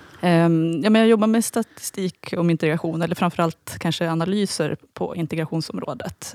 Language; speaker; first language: Swedish; native; Swedish